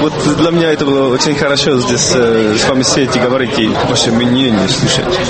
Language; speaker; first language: Russian; non-native, learner; Czech